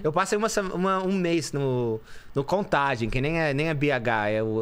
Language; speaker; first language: Portuguese; non-native, fluent; English